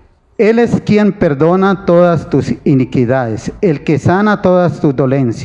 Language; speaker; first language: Spanish; native; Spanish